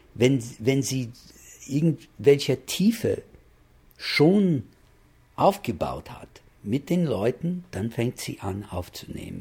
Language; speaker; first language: German; non-native, fluent; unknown